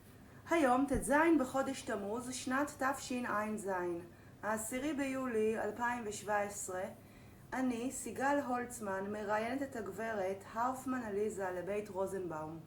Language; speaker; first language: Hebrew; native; Hebrew